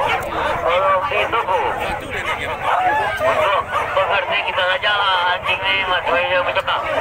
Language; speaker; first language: Indonesian; non-native, local second language; Minangkabau